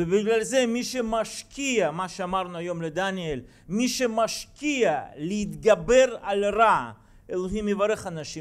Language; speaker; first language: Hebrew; non-native, fluent; Russian